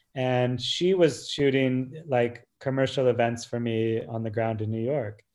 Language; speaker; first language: English; native; English